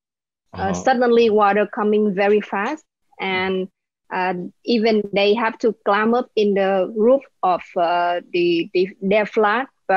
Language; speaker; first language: English; non-native, learner; Vietnamese